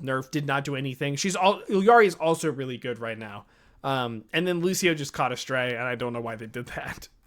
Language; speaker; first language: English; native; English